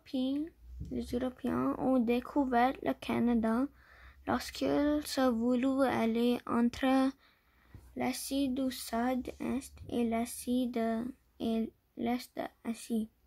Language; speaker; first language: French; non-native, learner; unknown